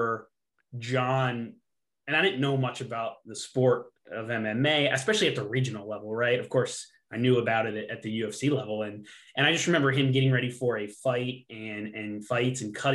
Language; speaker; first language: English; native; English